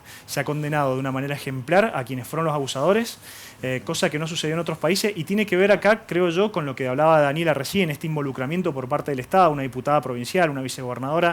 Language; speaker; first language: Spanish; native; Spanish